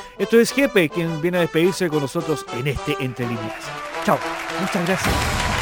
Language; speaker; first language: Spanish; native; Spanish